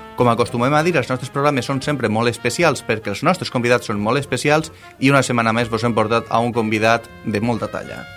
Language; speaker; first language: Catalan; native; Catalan